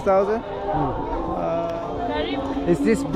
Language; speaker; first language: English; non-native, learner; Korean